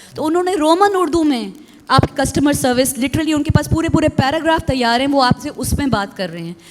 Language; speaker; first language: Urdu; native; Urdu